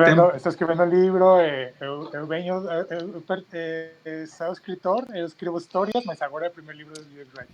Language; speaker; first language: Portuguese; non-native, fluent; Spanish